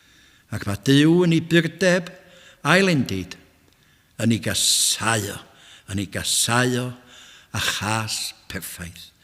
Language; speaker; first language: Welsh; native; Welsh